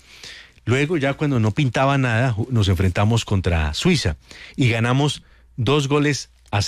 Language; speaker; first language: Spanish; native; Spanish